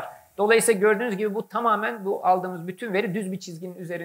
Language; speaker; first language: Turkish; native; Turkish